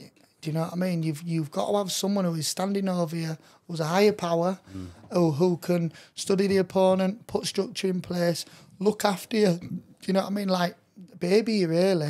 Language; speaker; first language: English; native; English